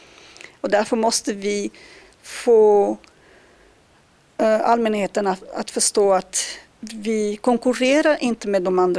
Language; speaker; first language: Swedish; non-native, fluent; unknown